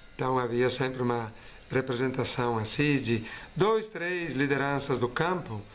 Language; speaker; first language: Portuguese; non-native, fluent; Italian